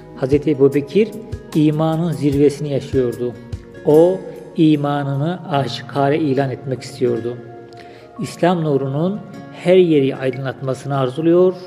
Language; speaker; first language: Turkish; native; Turkish